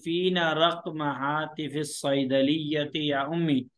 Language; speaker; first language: Arabic; non-native, fluent; Urdu